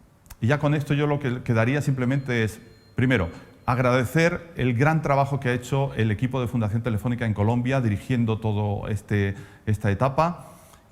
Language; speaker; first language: Spanish; native; Spanish